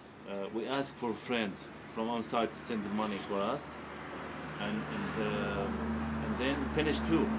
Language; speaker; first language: English; non-native, learner; Arabic